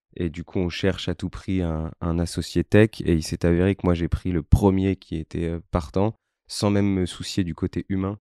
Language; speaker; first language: French; native; French